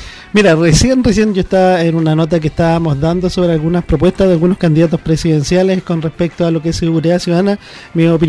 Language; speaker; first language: Spanish; native; Spanish